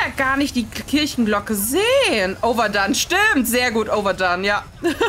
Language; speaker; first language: German; native; German